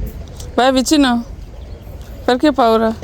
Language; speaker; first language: Italian; non-native, learner; Bangla